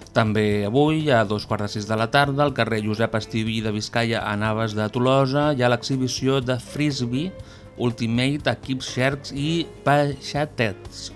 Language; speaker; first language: Catalan; native; Catalan